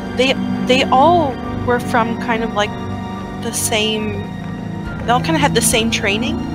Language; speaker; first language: English; native; English